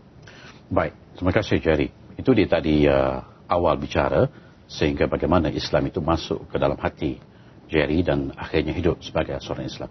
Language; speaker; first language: Malay; native; Malay